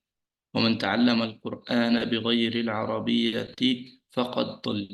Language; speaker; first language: Arabic; non-native, fluent; Indonesian